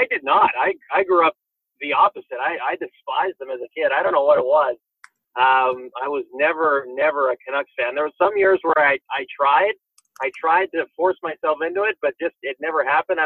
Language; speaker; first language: English; native; English